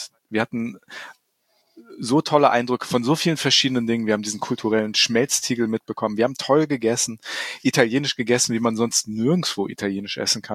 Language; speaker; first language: German; native; German